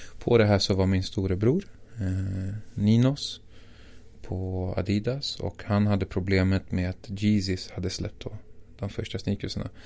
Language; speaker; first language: Swedish; early bilingual, other home language; Assyrian Neo-Aramaic